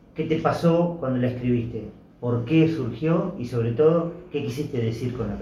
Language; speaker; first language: Spanish; native; Spanish